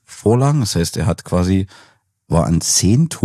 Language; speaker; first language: German; native; German